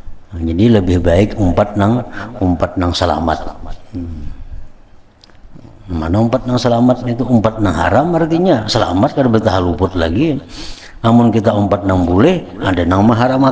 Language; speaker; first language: Indonesian; non-native, local second language; Banjar